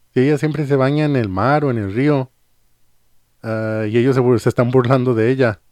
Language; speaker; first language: Spanish; early bilingual, heritage; Spanish